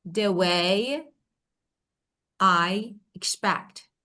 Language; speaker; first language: English; non-native, fluent; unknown